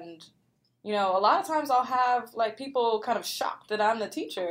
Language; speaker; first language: English; native; English